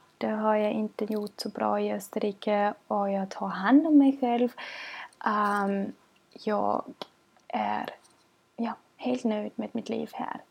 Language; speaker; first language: Swedish; non-native, learner; German